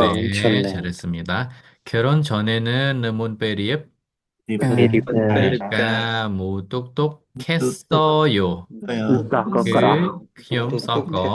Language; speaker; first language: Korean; non-native, fluent; Khmer